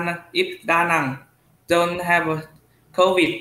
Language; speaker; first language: English; non-native, learner; Vietnamese